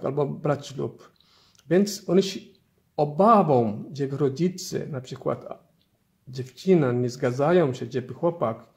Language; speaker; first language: Polish; non-native, fluent; Somali